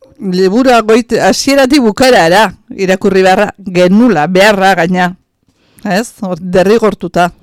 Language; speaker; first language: Basque; native; Basque